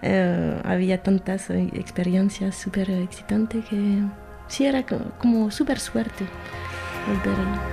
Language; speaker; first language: Spanish; non-native, fluent; French